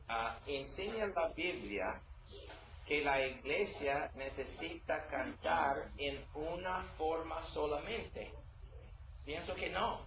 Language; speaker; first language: Spanish; non-native, learner; English